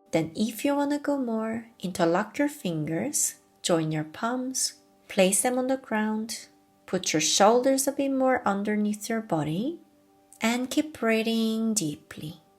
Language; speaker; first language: English; non-native, fluent; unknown